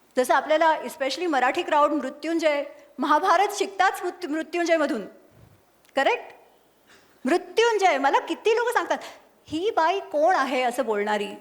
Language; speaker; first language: Marathi; non-native, local second language; Gujarati